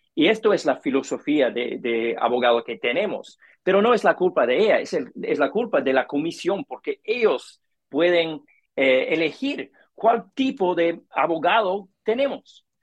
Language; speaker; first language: Spanish; non-native, learner; English